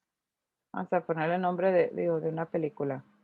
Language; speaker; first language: Spanish; native; Spanish